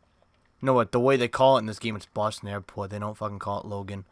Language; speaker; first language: English; native; English